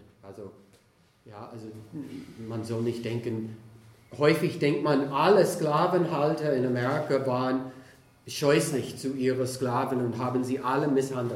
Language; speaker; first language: German; non-native, fluent; English